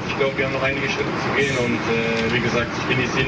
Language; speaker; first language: German; native; German